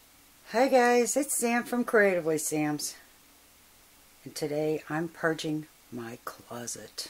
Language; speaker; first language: English; native; English